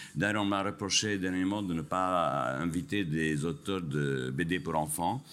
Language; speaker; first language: French; non-native, fluent; Albanian